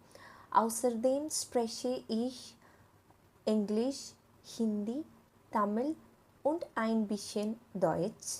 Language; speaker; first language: German; non-native, learner; Malayalam